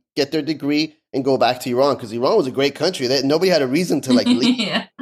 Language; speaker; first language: English; early bilingual, other home language; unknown